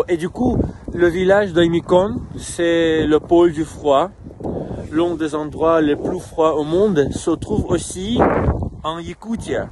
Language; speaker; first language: French; non-native, fluent; Russian